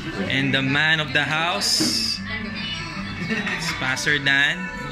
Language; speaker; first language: English; non-native, local second language; Filipino